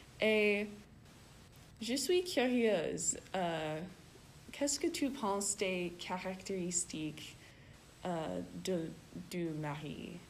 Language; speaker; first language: French; non-native, learner; English